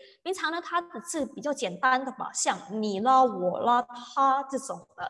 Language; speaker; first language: Chinese; non-native, fluent; Indonesian